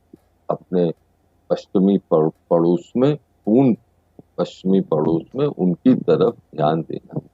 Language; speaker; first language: Hindi; native; Hindi